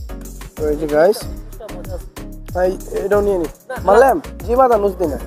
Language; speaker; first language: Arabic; non-native, learner; Bangla